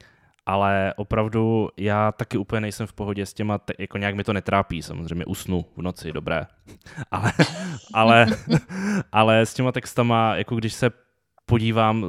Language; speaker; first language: Czech; native; Czech